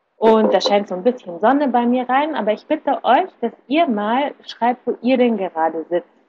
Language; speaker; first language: German; native; German